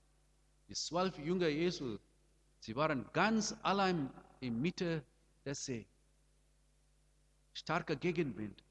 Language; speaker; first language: German; non-native, learner; Amharic